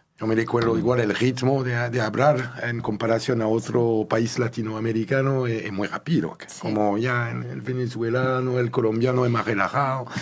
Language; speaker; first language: Spanish; non-native, fluent; French